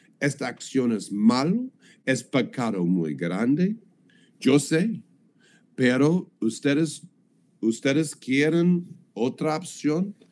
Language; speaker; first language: Spanish; non-native, learner; English